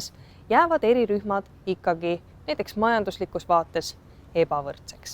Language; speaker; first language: Estonian; native; Estonian